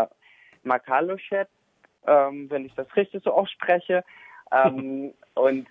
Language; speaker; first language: German; non-native, fluent; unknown